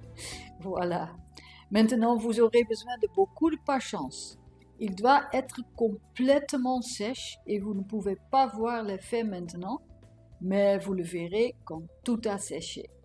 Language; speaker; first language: French; non-native, learner; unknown